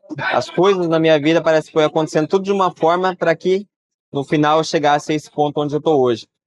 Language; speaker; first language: Portuguese; early bilingual, heritage; Portuguese